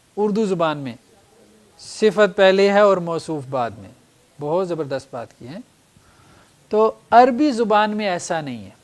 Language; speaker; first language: Urdu; native; Urdu